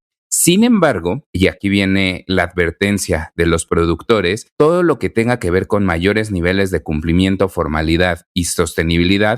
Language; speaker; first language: Spanish; native; Spanish